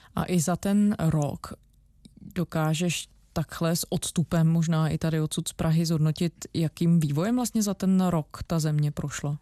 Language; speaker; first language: Czech; native; Czech